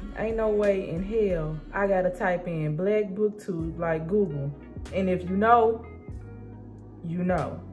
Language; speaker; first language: English; native; English